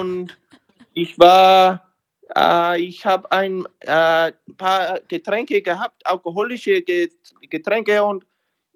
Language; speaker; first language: German; non-native, learner; English